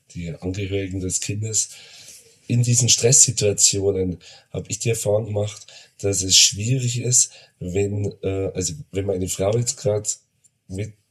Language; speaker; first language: German; non-native, fluent; Spanish